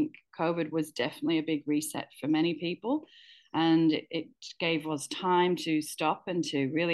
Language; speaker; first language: English; native; English